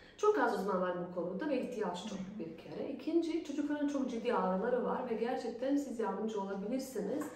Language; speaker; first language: Turkish; non-native, fluent; Bosnian